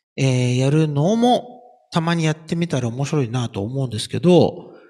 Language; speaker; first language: Japanese; native; Japanese